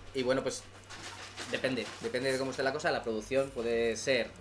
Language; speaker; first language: Spanish; native; Spanish